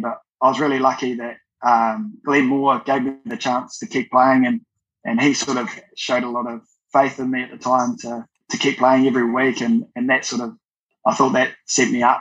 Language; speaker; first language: English; native; English